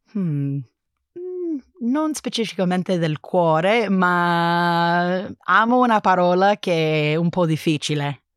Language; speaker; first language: Italian; non-native, learner; English